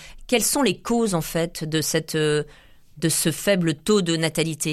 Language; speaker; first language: French; native; French